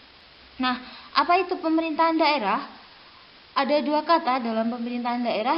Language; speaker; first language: Indonesian; native; Indonesian